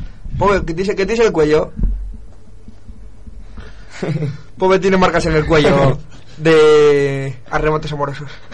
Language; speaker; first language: Spanish; native; Spanish